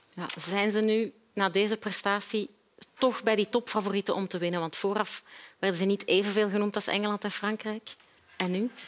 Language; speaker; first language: Dutch; native; Dutch